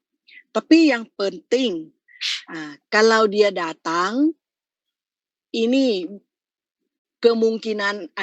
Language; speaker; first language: Indonesian; non-native, fluent; Thai